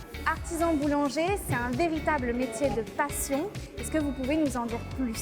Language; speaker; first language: French; native; French